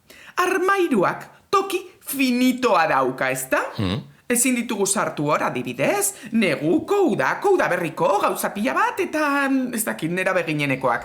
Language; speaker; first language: Basque; native; Basque